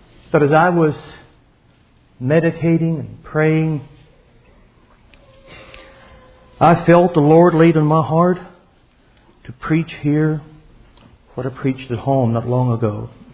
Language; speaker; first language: English; native; English